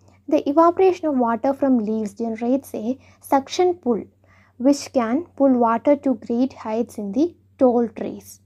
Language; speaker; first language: English; non-native, local second language; Malayalam